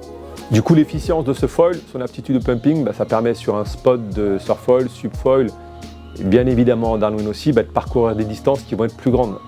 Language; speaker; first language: French; native; French